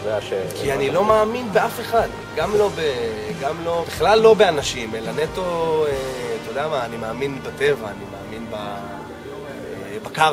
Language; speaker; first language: Hebrew; native; Hebrew